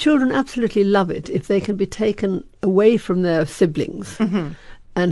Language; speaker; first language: English; native; English